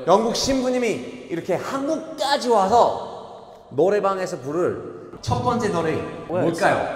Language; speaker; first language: Korean; non-native, fluent; English